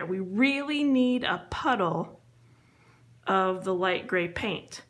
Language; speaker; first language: English; native; English